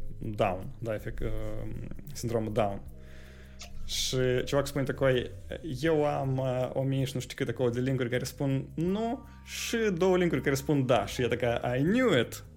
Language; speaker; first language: Romanian; non-native, local second language; Russian